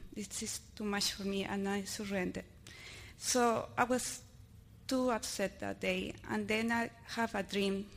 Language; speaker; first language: English; early bilingual, other home language; Spanish